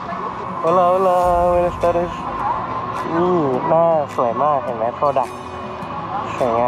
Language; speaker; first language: Spanish; non-native, learner; Thai